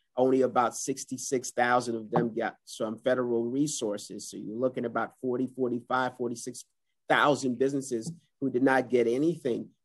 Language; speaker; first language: English; native; English